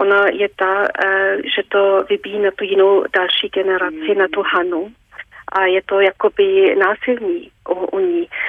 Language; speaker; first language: Czech; early bilingual, heritage; Czech